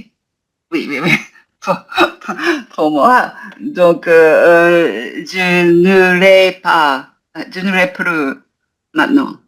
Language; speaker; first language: French; non-native, learner; Japanese